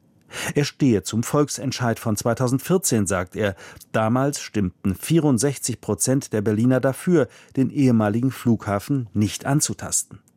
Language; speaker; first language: German; native; German